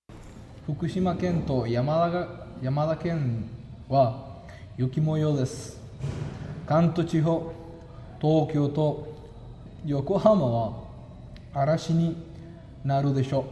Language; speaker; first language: Japanese; non-native, learner; Spanish